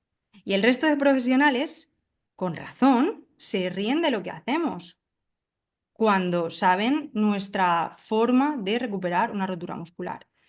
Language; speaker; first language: Spanish; native; Spanish